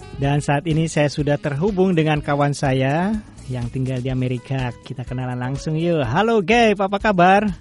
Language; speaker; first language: Indonesian; native; Indonesian